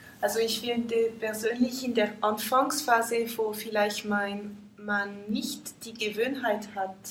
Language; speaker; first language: German; non-native, fluent; French